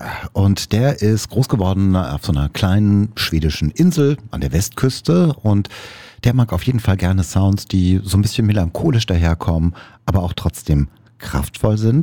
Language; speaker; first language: German; native; German